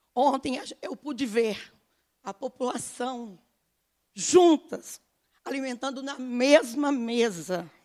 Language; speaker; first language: Portuguese; native; Portuguese